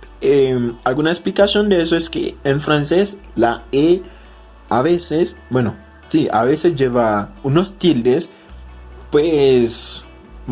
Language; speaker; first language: Spanish; non-native, fluent; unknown